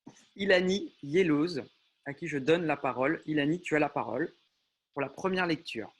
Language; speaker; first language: French; native; French